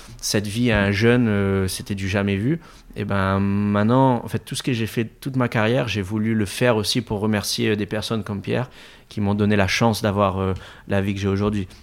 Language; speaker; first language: French; native; French